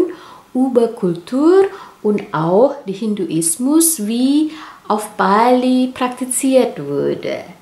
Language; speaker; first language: German; non-native, fluent; Indonesian